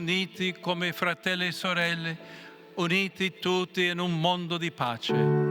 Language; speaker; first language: Italian; non-native, fluent; English